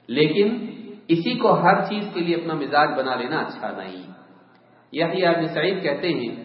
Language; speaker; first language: Urdu; native; Urdu